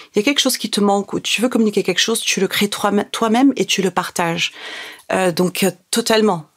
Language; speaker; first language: French; non-native, local second language; Arabic